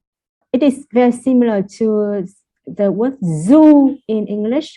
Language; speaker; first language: English; non-native, fluent; Vietnamese